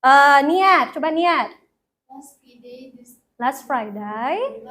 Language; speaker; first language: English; non-native, fluent; Indonesian